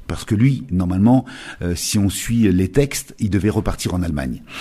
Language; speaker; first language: French; native; French